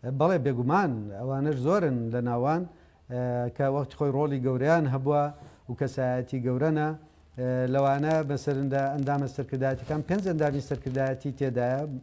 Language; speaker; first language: Central Kurdish; native; Central Kurdish